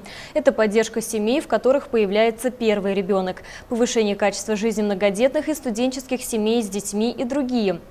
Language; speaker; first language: Russian; native; Russian